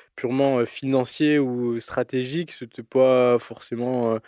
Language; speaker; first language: French; native; French